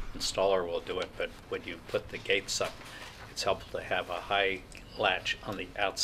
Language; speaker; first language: English; native; English